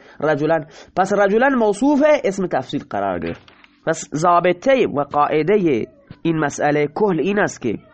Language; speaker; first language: Persian; non-native, local second language; Baluchi